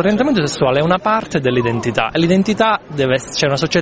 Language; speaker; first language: Italian; native; Italian